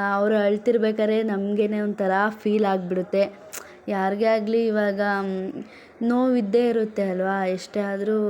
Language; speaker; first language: Kannada; non-native, local second language; Lambadi